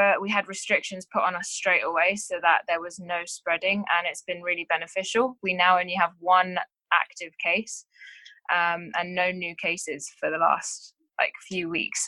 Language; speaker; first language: English; native; English